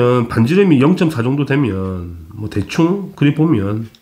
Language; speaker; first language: Korean; native; Korean